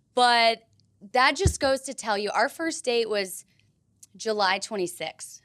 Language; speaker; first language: English; native; English